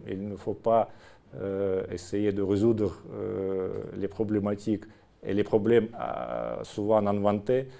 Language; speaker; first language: French; non-native, fluent; Russian